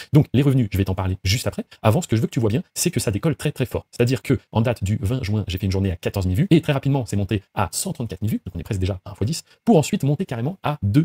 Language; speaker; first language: French; native; French